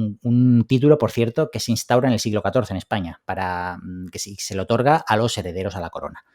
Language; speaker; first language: Spanish; native; Spanish